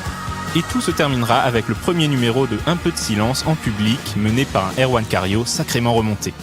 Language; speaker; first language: French; native; French